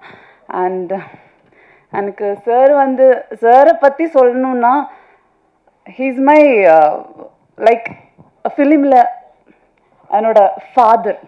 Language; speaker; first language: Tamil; non-native, local second language; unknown